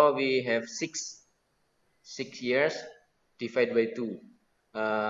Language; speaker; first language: English; non-native, learner; Indonesian